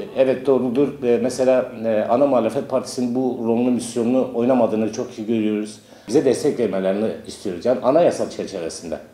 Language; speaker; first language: Turkish; non-native, local second language; Kurdish